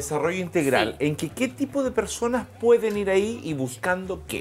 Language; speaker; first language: Spanish; native; Spanish